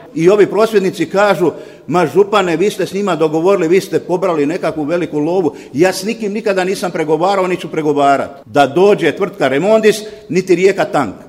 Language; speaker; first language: Croatian; native; Croatian